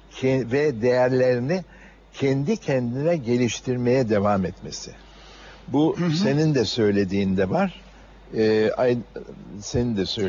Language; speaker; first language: Turkish; native; Turkish